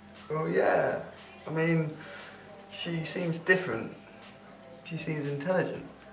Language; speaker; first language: English; native; English